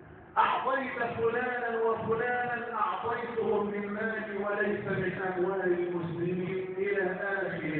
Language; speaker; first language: Arabic; native; Arabic